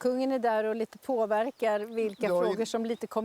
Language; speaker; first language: Swedish; native; Swedish